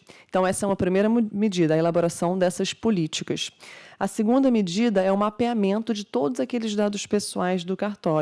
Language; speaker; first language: Portuguese; native; Portuguese